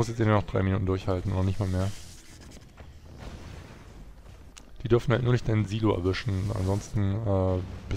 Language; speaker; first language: German; native; German